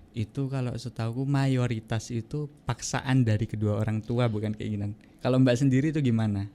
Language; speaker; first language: Indonesian; native; Indonesian